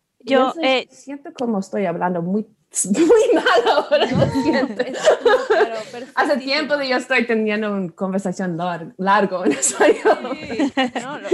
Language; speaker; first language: Spanish; non-native, learner; English